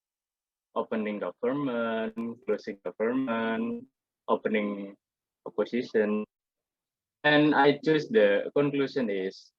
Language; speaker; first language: English; non-native, learner; Indonesian